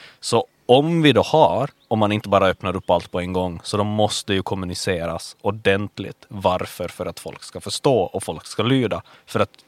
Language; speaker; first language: Swedish; native; Swedish